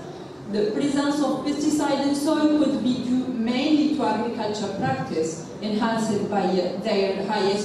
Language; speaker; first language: English; non-native, local second language; Arabic